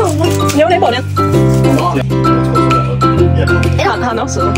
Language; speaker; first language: Swedish; non-native, learner; Vietnamese